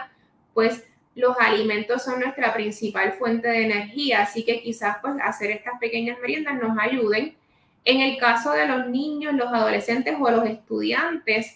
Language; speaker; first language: Spanish; native; Spanish